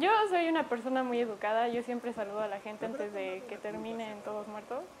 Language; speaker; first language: Spanish; native; Spanish